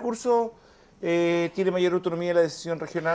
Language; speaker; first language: Spanish; native; Spanish